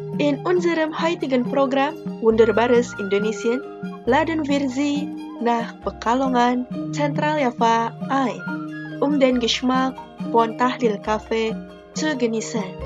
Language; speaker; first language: German; non-native, fluent; Indonesian